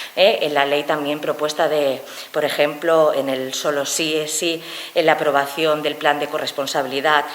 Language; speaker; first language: Spanish; native; Spanish